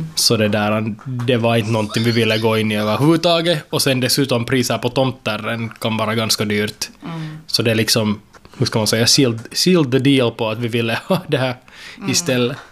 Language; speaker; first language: Swedish; native; Swedish